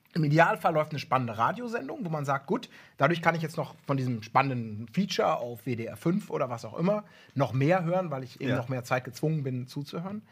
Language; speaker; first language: German; native; German